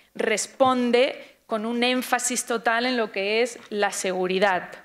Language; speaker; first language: Spanish; native; Spanish